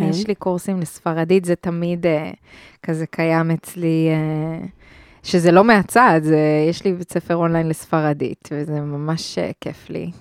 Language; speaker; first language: Hebrew; early bilingual, other home language; Spanish